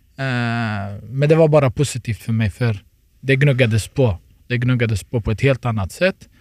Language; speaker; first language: Swedish; early bilingual, other home language; Turoyo